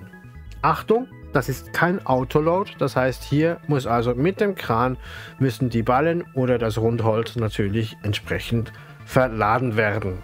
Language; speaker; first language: German; native; German